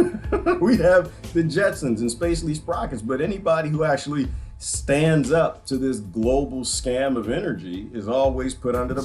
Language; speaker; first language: English; native; English